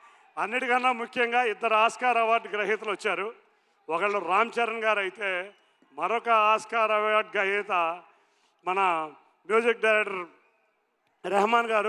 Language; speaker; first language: Telugu; native; Telugu